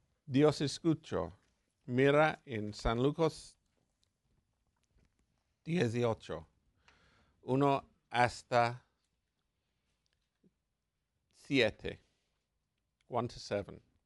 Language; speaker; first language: Spanish; non-native, learner; English